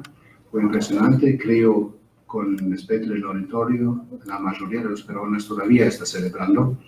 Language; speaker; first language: Spanish; non-native, fluent; German